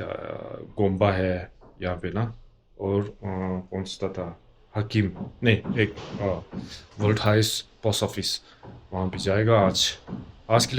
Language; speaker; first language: Hindi; non-native, local second language; Tibetan